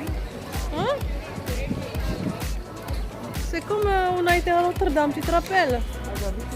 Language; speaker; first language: French; non-native, fluent; Arabic